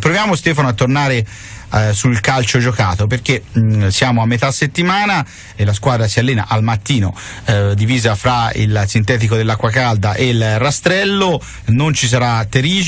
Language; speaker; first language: Italian; native; Italian